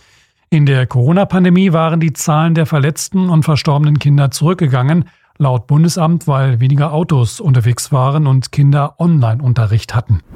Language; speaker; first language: German; native; German